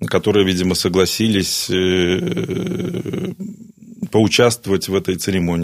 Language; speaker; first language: Russian; native; Russian